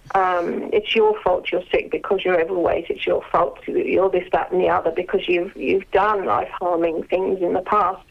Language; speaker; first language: English; native; English